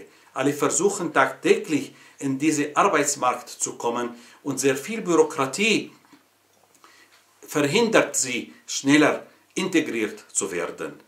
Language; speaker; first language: German; non-native, fluent; Arabic